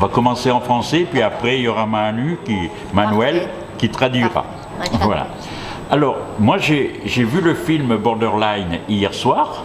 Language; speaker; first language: French; native; French